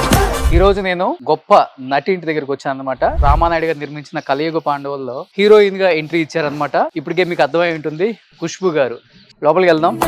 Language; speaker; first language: Telugu; native; Telugu